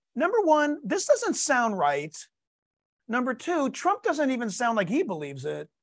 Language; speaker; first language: English; native; English